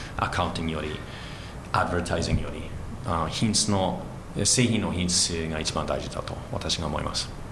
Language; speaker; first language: Japanese; non-native, fluent; English